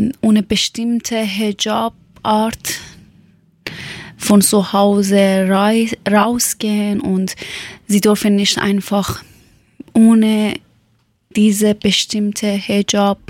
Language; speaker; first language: German; non-native, local second language; Persian